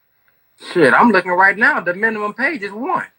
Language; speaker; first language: English; native; English